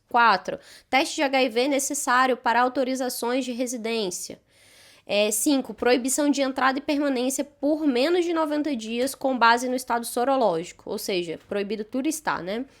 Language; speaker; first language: Portuguese; native; Portuguese